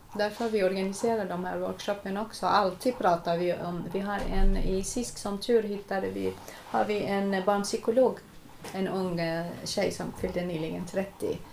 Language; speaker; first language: Swedish; non-native, fluent; Arabic